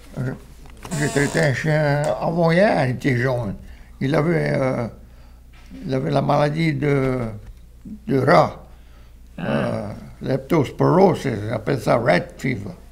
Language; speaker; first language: French; native; French